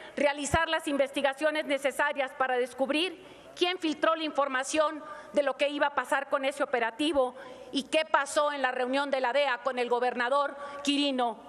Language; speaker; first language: Spanish; native; Spanish